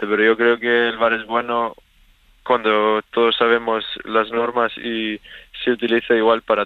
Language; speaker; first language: Spanish; early bilingual, other home language; Swedish